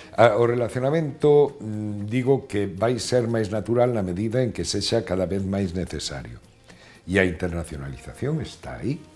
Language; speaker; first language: Galician; non-native, local second language; Spanish